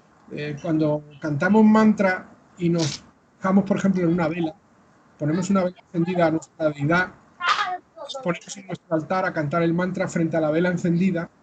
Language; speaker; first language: Spanish; native; Spanish